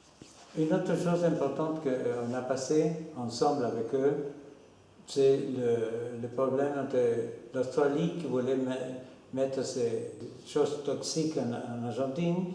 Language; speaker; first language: French; non-native, fluent; Spanish